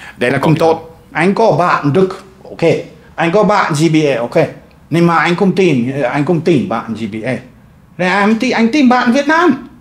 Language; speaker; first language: Vietnamese; non-native, fluent; German